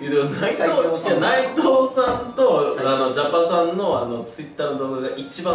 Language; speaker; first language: Japanese; native; Japanese